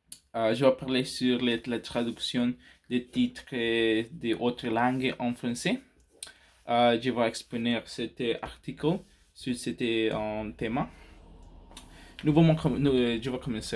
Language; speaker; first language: French; non-native, learner; Spanish